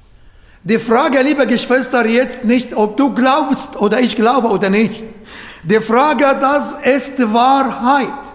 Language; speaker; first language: German; non-native, fluent; Arabic